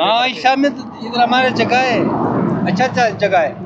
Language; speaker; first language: Hindi; non-native, learner; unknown